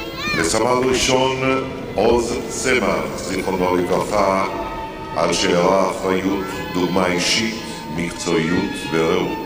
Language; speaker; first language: Hebrew; native; Hebrew